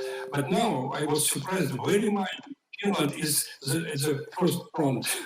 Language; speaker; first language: English; non-native, fluent; Ukrainian